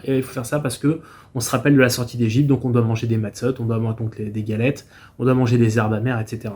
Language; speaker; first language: French; native; French